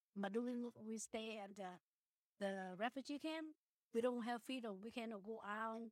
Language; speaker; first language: English; early bilingual, other home language; Vietnamese